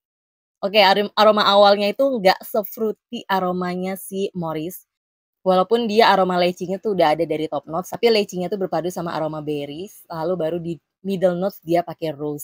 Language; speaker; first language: Indonesian; native; Indonesian